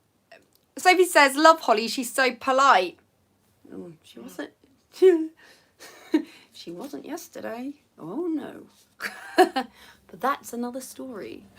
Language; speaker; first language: English; native; English